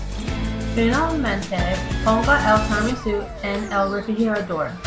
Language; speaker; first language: Spanish; non-native, learner; English